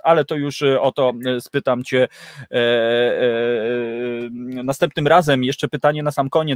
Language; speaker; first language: Polish; native; Polish